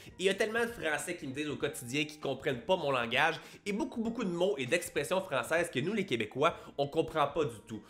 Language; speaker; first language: French; native; French